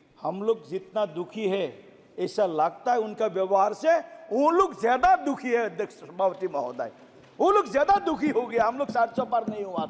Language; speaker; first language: Hindi; non-native, local second language; Assamese